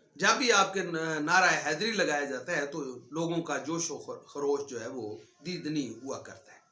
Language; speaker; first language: Urdu; native; Urdu